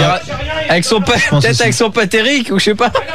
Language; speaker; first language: French; native; French